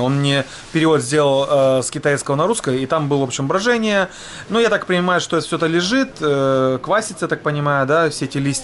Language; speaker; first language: Russian; native; Russian